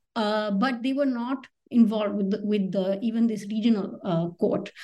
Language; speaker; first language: English; non-native, local second language; Hindi